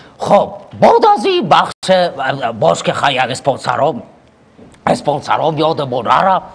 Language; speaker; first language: Persian; native; Persian